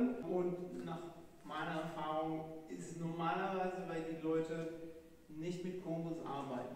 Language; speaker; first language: German; non-native, fluent; Hebrew